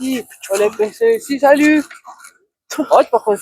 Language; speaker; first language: French; non-native, learner; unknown